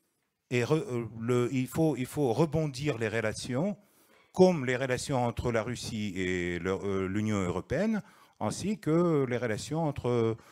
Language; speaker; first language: French; non-native, fluent; Russian